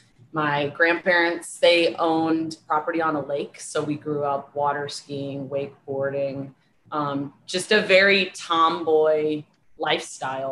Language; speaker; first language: English; native; English